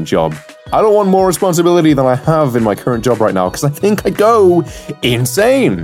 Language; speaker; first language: English; native; English